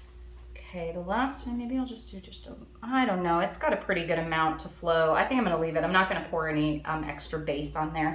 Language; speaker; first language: English; native; English